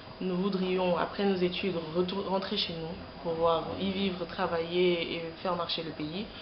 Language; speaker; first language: French; non-native, local second language; Lingala